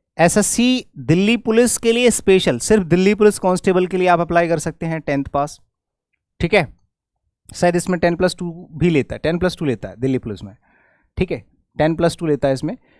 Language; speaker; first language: Hindi; native; Hindi